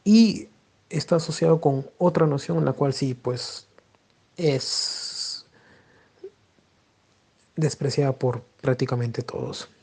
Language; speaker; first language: Spanish; native; Spanish